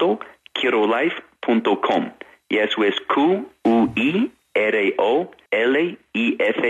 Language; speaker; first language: Spanish; non-native, fluent; English